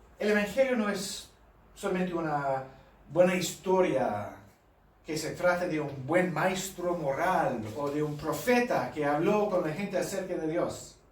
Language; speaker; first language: Spanish; non-native, fluent; English